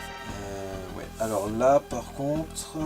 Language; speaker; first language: French; native; French